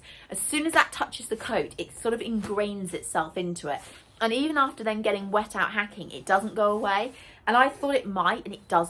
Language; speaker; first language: English; native; English